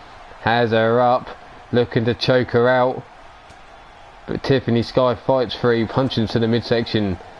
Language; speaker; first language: English; native; English